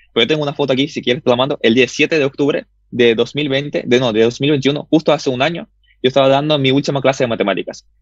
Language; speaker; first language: Spanish; early bilingual, other home language; Russian